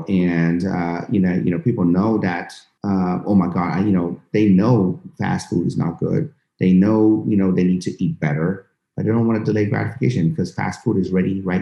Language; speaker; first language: English; early bilingual, other home language; Persian